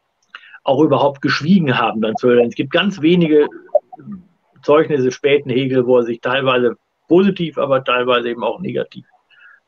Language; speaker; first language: German; native; German